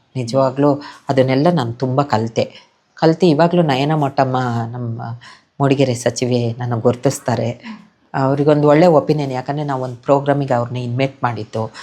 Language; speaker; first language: Kannada; native; Kannada